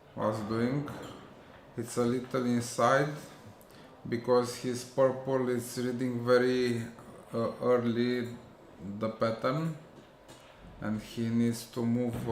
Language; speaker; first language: English; non-native, learner; Romanian